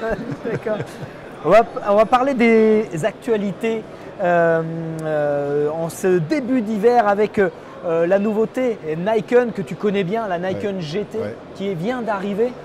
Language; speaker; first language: French; native; French